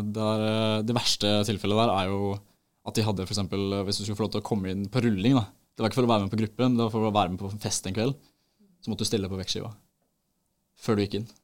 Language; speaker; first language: Norwegian; native; Norwegian